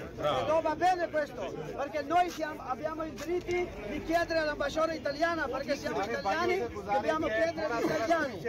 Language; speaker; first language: Italian; non-native, fluent; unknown